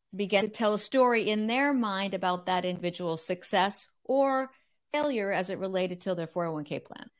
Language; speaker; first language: English; native; English